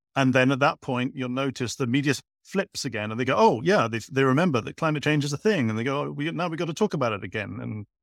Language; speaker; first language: English; native; English